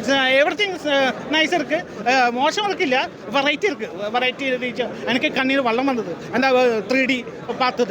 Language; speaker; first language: Tamil; non-native, learner; Malayalam